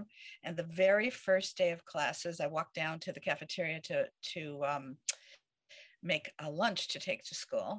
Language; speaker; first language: English; native; English